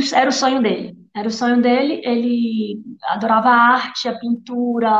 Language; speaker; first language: Portuguese; native; Portuguese